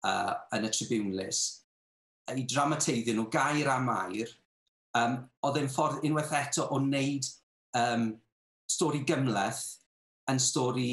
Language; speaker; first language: Welsh; native; Welsh